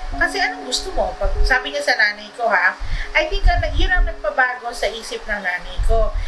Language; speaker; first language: Filipino; non-native, local second language; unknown